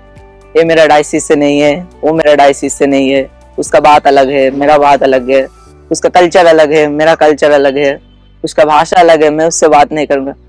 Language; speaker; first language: Hindi; non-native, local second language; Bangla